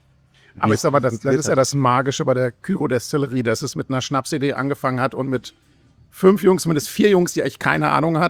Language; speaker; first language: German; native; German